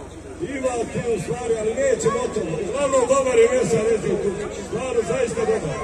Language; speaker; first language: Bosnian; native; Bosnian